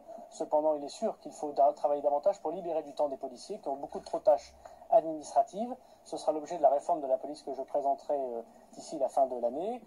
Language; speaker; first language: French; native; French